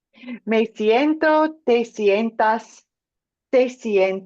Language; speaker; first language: Spanish; non-native, learner; English